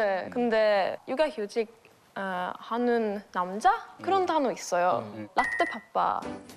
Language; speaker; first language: Korean; non-native, fluent; Russian